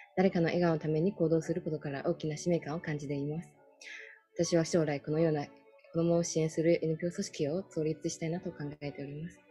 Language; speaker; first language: Japanese; non-native, fluent; Chinese